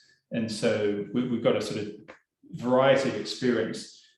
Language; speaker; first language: English; native; English